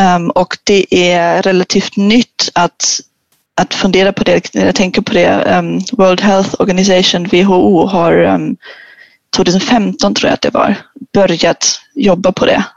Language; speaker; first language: Swedish; non-native, fluent; German